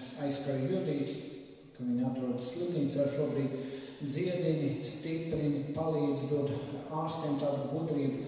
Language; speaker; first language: Latvian; native; Latvian